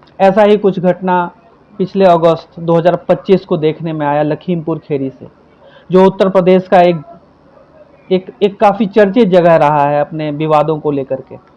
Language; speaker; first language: Hindi; native; Hindi